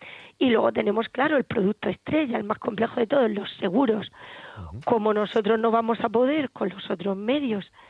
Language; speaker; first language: Spanish; native; Spanish